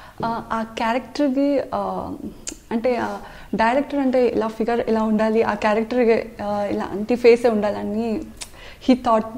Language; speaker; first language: Telugu; non-native, learner; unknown